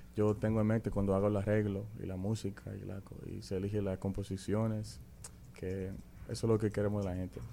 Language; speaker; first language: Spanish; early bilingual, heritage; Spanish